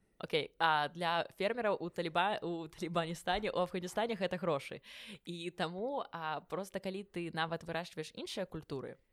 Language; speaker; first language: Belarusian; non-native, local second language; Russian